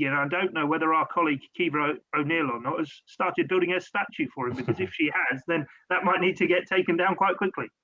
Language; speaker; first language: English; native; English